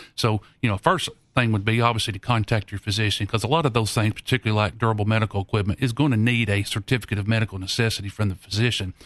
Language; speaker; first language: English; native; English